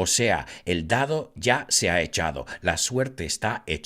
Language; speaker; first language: Spanish; non-native, fluent; English